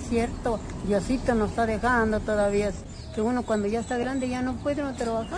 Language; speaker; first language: Spanish; native; Spanish